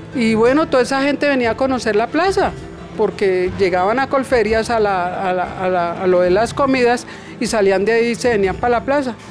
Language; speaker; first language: Spanish; native; Spanish